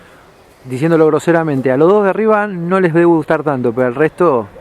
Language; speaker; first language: Spanish; native; Spanish